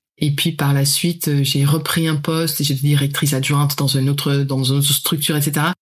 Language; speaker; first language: French; non-native, fluent; Dutch